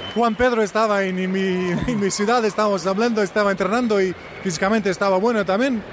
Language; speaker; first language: Spanish; non-native, learner; Bosnian